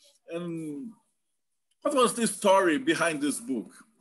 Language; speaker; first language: English; non-native, fluent; Portuguese